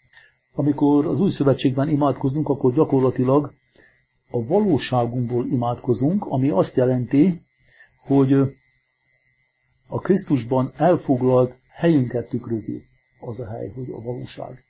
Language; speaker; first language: Hungarian; native; Hungarian